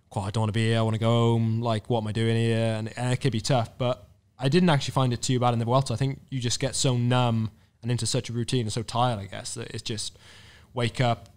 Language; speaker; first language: English; native; English